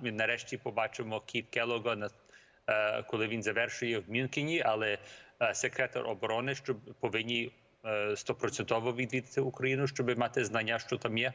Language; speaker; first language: Ukrainian; early bilingual, heritage; Ukrainian